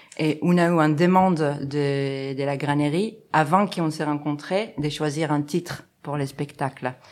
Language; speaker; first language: French; non-native, fluent; Spanish